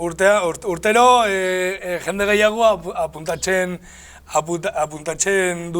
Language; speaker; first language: Basque; non-native, local second language; Spanish